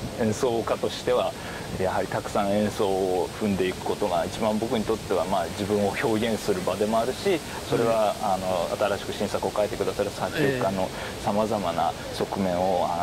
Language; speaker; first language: Japanese; native; Japanese